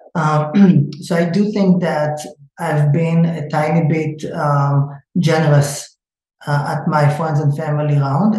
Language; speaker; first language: English; non-native, fluent; Hebrew